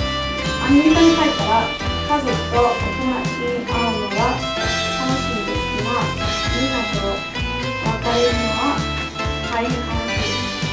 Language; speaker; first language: Japanese; non-native, learner; English